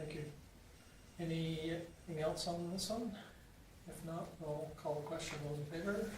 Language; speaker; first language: English; native; English